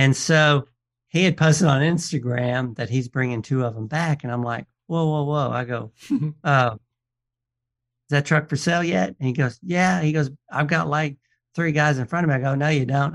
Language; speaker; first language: English; native; English